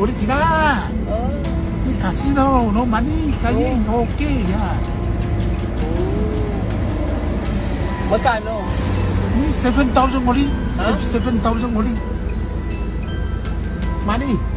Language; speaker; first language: Filipino; non-native, learner; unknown